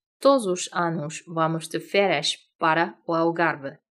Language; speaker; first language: Portuguese; non-native, fluent; Chinese